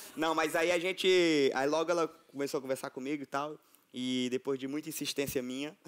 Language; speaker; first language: Portuguese; native; Portuguese